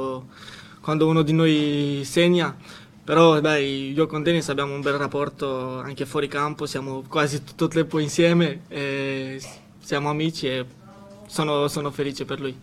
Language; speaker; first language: Italian; non-native, learner; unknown